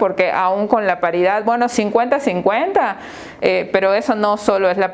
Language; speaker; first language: Spanish; native; Spanish